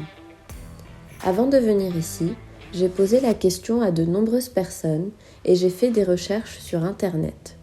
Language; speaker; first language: French; non-native, fluent; Azerbaijani